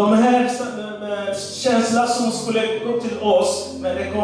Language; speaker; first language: Swedish; non-native, learner; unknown